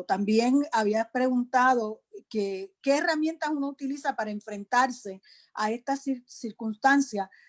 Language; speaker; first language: Spanish; native; Spanish